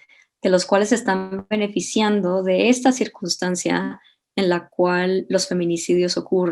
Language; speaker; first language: Spanish; native; Spanish